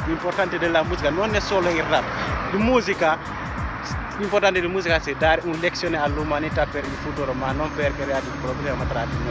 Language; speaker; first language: Italian; non-native, learner; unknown